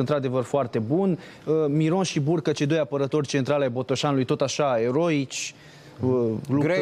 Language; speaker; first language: Romanian; native; Romanian